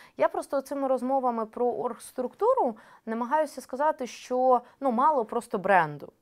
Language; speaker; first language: Ukrainian; native; Ukrainian